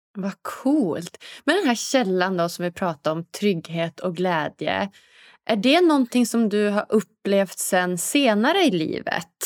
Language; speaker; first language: Swedish; native; Swedish